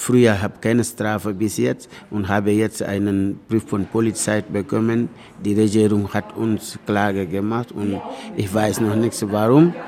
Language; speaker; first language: German; non-native, learner; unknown